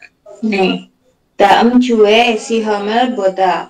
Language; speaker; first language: Korean; non-native, learner; Indonesian